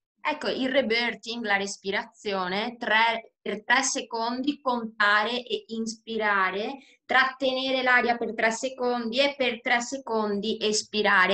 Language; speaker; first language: Italian; native; Italian